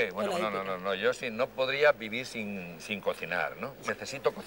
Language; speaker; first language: Spanish; native; Spanish